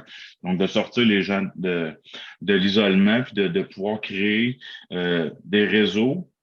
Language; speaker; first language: French; native; French